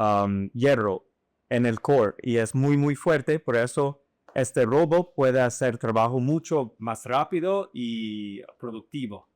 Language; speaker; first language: Spanish; non-native, fluent; English